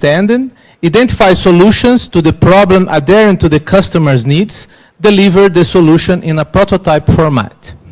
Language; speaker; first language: English; non-native, learner; Portuguese